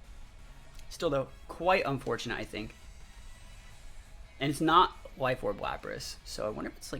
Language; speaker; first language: English; native; English